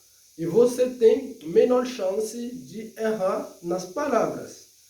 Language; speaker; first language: Portuguese; non-native, fluent; Haitian Creole